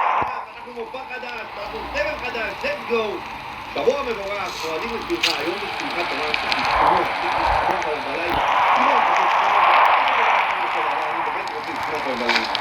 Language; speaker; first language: Hebrew; native; Hebrew